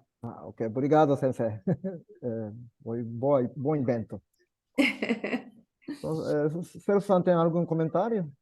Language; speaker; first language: Portuguese; non-native, learner; Japanese